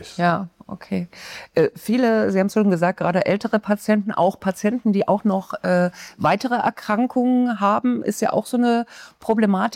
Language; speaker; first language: German; native; German